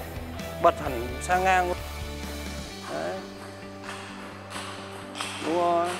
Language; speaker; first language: Vietnamese; native; Vietnamese